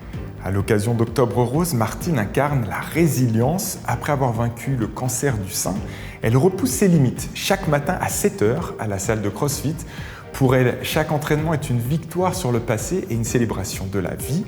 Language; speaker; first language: French; native; French